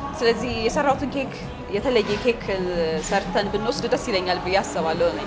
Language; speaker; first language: Amharic; native; Amharic